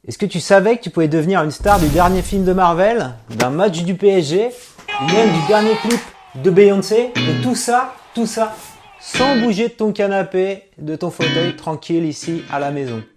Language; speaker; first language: French; native; French